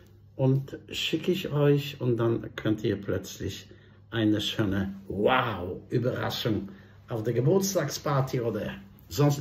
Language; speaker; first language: German; non-native, fluent; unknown